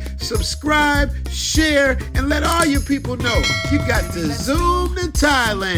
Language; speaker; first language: English; native; English